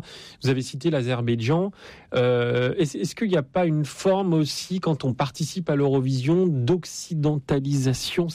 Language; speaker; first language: French; native; French